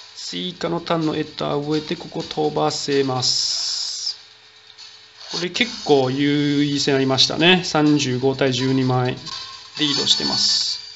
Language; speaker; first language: Japanese; non-native, fluent; Chinese